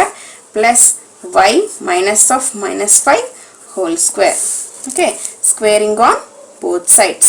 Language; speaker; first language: English; non-native, local second language; Telugu